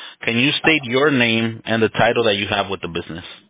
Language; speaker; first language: English; early bilingual, other home language; Spanish